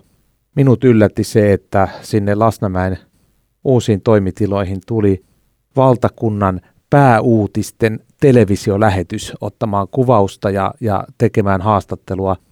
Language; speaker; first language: Finnish; native; Finnish